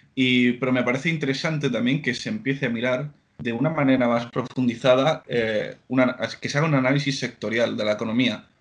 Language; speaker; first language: Spanish; native; Spanish